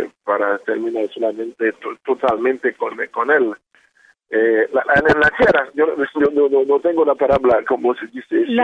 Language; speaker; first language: Spanish; non-native, learner; Haitian Creole